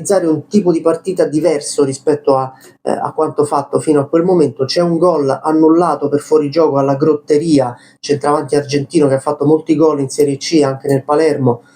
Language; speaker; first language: Italian; native; Italian